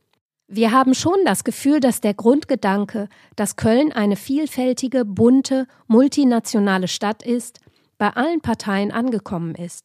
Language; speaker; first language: German; native; German